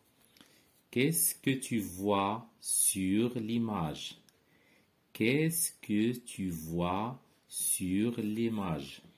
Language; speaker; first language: French; non-native, local second language; Arabic